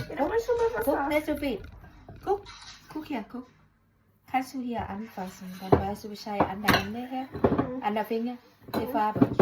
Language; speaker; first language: German; non-native, learner; Thai